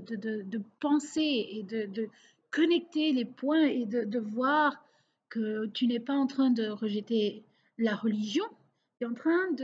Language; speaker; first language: French; non-native, local second language; Portuguese